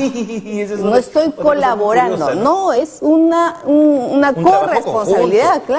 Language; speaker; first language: Spanish; native; Spanish